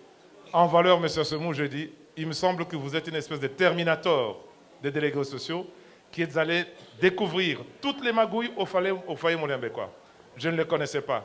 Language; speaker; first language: French; non-native, local second language; Lingala